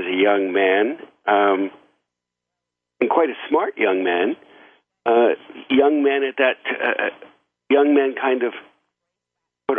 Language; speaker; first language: English; native; English